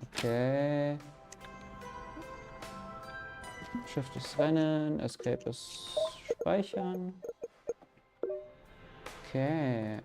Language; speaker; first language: German; native; German